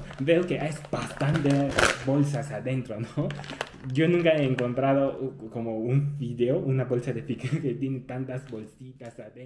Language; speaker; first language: Spanish; non-native, fluent; Chinese